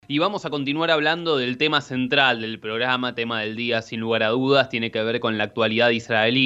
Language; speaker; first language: Spanish; native; Spanish